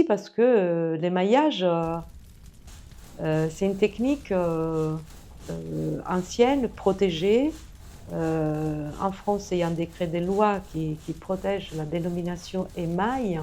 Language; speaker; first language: French; non-native, fluent; Italian